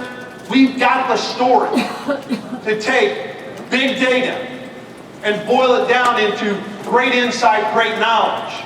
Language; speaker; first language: English; native; English